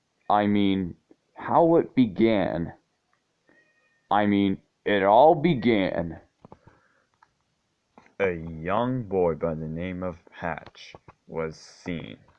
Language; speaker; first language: English; native; English